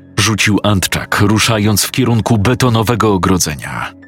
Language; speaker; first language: Polish; native; Polish